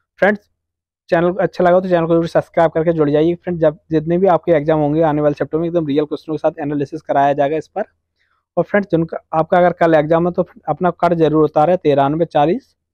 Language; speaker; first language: Hindi; native; Hindi